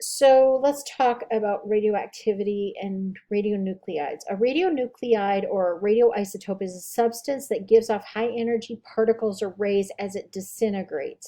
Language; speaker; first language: English; native; English